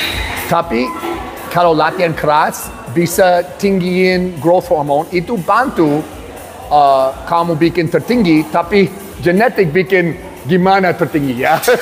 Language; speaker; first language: Indonesian; non-native, learner; English